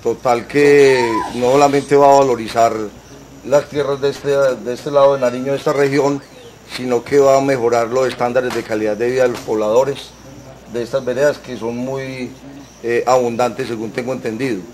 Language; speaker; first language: Spanish; native; Spanish